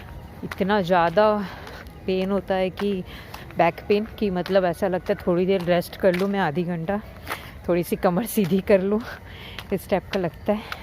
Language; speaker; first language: Hindi; native; Hindi